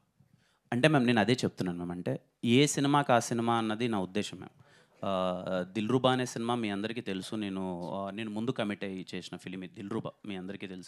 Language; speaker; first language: Telugu; native; Telugu